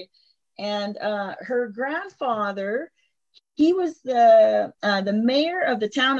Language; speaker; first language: English; non-native, fluent; French